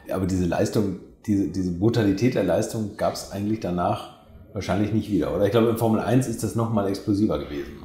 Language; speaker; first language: German; native; German